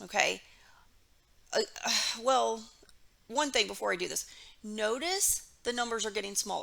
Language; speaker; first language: English; native; English